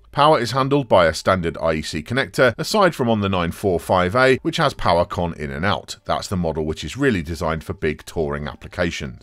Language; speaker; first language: English; native; English